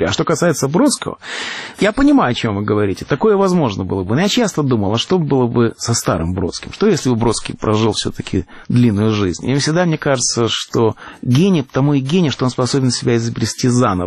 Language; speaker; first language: Russian; native; Russian